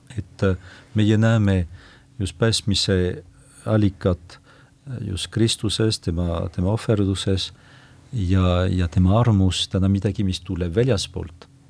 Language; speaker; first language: Estonian; non-native, fluent; French